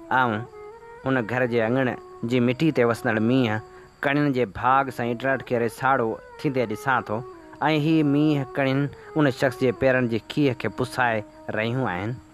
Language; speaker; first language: Sindhi; native; Sindhi